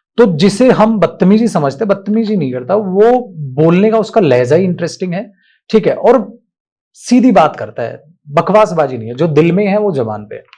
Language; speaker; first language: Hindi; native; Hindi